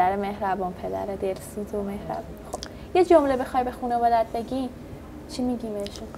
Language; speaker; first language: Persian; native; Persian